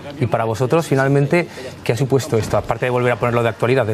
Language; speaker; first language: Spanish; native; Spanish